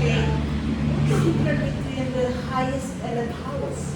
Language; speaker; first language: English; non-native, fluent; Indonesian